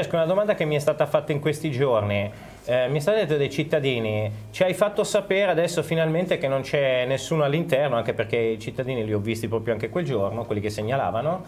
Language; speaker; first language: Italian; native; Italian